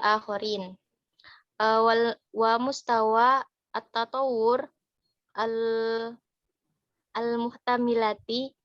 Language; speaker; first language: Arabic; non-native, learner; Indonesian